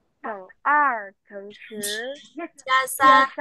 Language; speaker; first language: Chinese; non-native, learner; Vietnamese